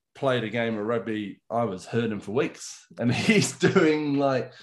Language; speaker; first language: English; native; English